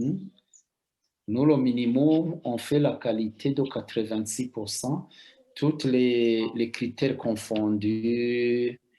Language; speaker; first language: French; non-native, local second language; Rundi